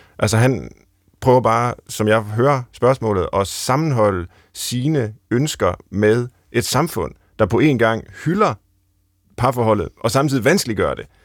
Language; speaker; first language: Danish; native; Danish